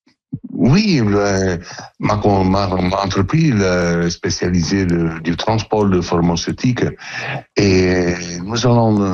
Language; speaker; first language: French; non-native, learner; Italian